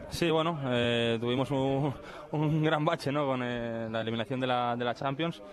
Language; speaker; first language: Spanish; native; Spanish